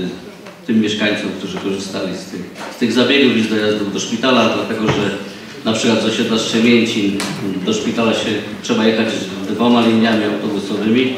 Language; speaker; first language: Polish; native; Polish